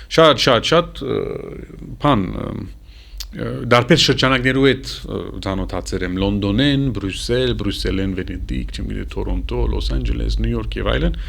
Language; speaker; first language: Armenian; early bilingual, heritage; Armenian